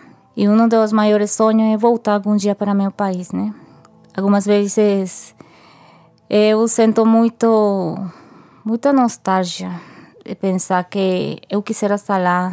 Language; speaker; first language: Portuguese; non-native, fluent; Spanish